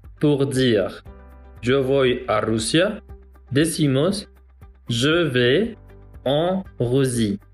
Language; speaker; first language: French; non-native, learner; Spanish